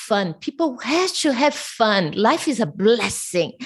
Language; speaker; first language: English; non-native, fluent; Portuguese